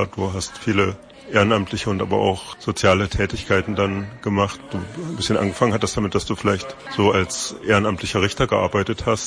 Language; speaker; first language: German; native; German